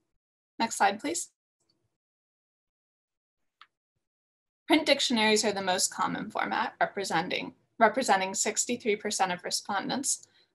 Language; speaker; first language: English; native; English